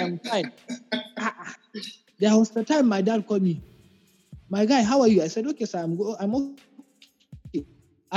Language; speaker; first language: English; non-native, local second language; Hausa